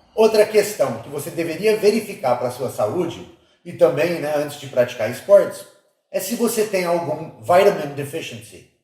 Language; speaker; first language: Portuguese; non-native, fluent; English